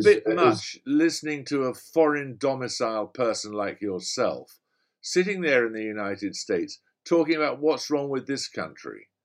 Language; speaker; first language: English; native; English